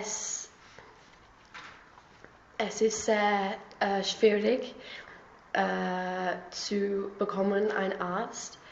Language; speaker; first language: German; non-native, learner; English